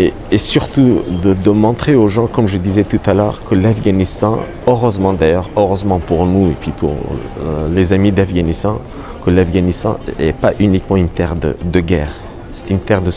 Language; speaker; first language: French; non-native, fluent; Persian